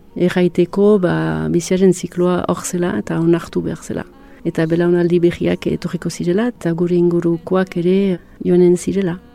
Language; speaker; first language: Basque; native; Basque